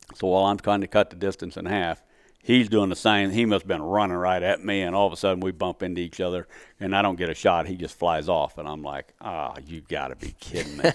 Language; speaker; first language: English; native; English